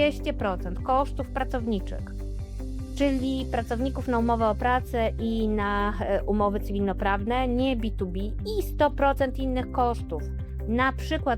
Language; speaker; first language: Polish; native; Polish